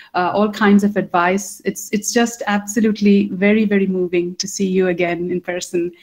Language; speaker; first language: English; non-native, local second language; Hindi